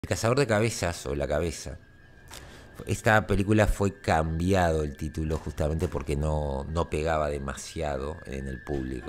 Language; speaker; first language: Spanish; native; Spanish